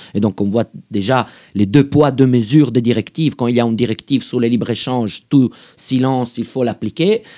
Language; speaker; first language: French; native; French